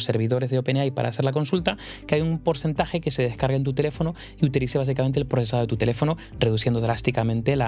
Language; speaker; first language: Spanish; native; Spanish